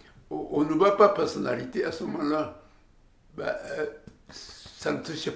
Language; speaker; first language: French; non-native, learner; Japanese